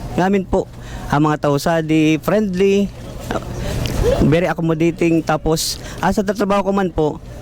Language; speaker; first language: Filipino; non-native, local second language; Bikol